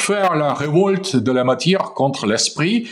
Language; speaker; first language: French; non-native, fluent; Russian